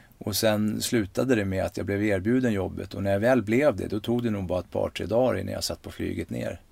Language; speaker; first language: Swedish; native; Swedish